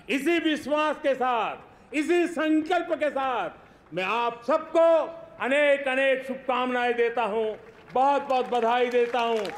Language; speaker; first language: Hindi; non-native, local second language; Gujarati